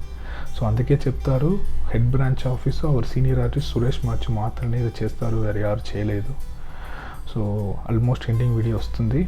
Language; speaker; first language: Telugu; non-native, learner; Kannada